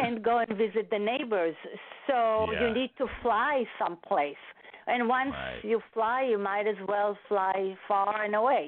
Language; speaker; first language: English; non-native, fluent; Hebrew